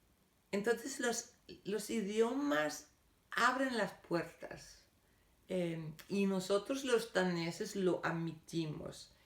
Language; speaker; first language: Spanish; non-native, fluent; Danish